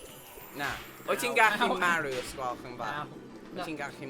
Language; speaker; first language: Welsh; non-native, local second language; English